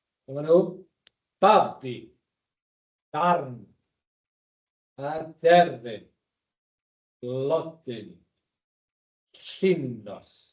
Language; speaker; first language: Welsh; native; Welsh